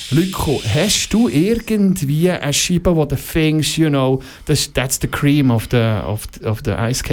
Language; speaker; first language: German; native; German